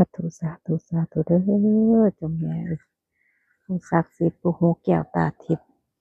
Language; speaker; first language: Thai; native; Thai